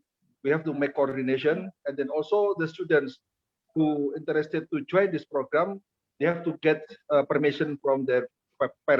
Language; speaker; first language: English; non-native, fluent; Indonesian